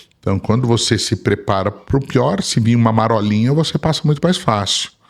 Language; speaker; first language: Portuguese; early bilingual, other home language; Arabic